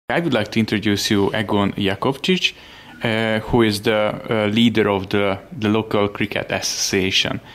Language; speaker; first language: English; non-native, fluent; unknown